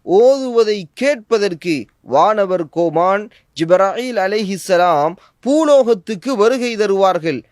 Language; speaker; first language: Tamil; native; Tamil